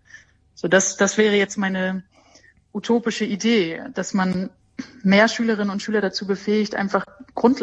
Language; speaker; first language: German; native; German